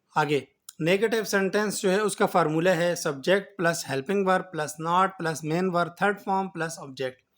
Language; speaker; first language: Urdu; native; Urdu